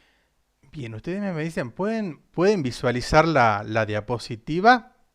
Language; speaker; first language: Spanish; native; Spanish